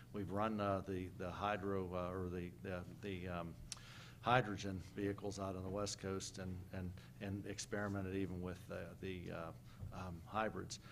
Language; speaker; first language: English; native; English